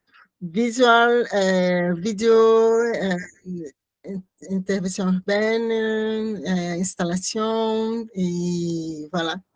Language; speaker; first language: French; non-native, learner; Portuguese